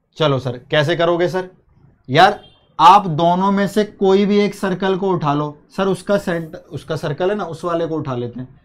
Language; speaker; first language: Hindi; native; Hindi